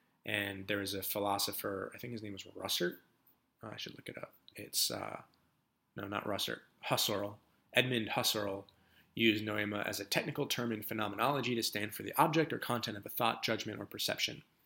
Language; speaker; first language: English; native; English